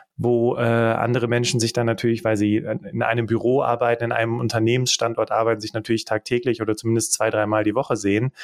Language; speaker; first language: German; early bilingual, other home language; English